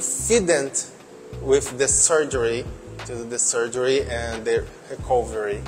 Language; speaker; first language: English; non-native, learner; Portuguese